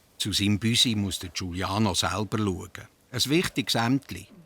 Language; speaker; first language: German; native; German